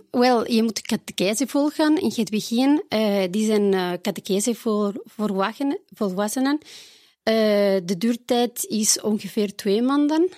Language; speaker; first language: Dutch; non-native, fluent; Spanish